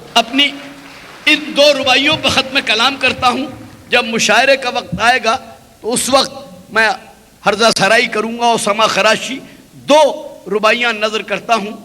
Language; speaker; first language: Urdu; native; Urdu